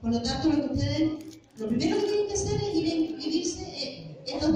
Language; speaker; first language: Spanish; native; Spanish